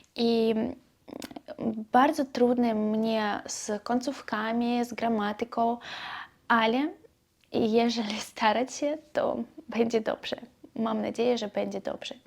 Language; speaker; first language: Polish; non-native, learner; Belarusian